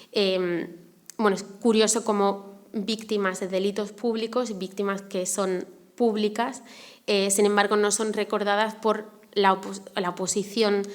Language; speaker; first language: Spanish; native; Spanish